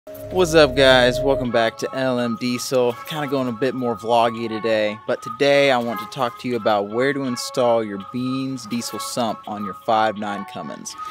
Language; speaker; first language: English; native; English